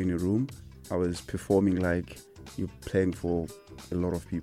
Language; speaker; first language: English; non-native, local second language; Shona